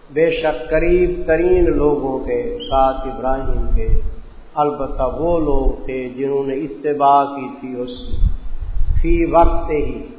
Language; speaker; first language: Urdu; non-native, local second language; Saraiki